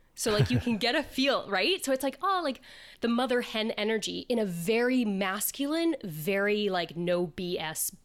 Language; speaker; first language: English; native; English